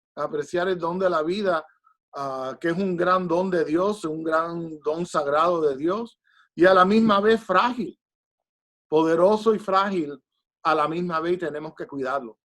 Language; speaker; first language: Spanish; early bilingual, heritage; Spanish